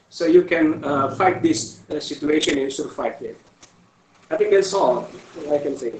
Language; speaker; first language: English; non-native, fluent; Indonesian